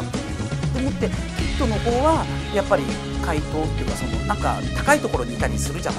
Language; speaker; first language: Japanese; native; Japanese